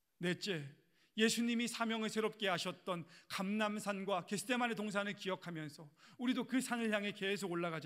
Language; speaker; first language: Korean; native; Korean